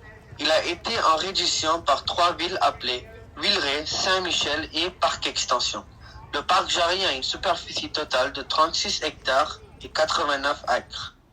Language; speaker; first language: French; non-native, learner; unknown